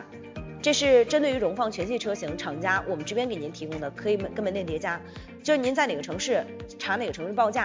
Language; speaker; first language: Chinese; native; Chinese